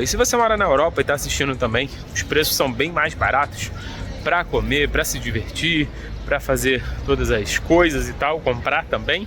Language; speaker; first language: Portuguese; native; Portuguese